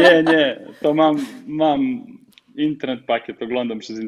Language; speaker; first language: Polish; non-native, fluent; Serbian